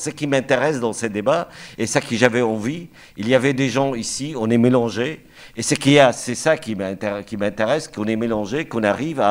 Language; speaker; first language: French; non-native, fluent; Arabic